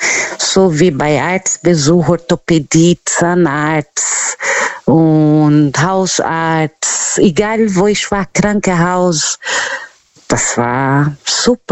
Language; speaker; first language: German; non-native, fluent; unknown